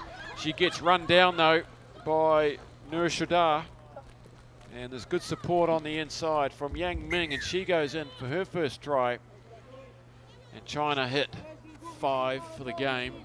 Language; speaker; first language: English; native; English